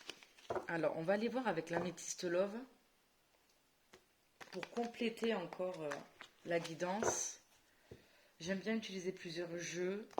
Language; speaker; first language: French; native; French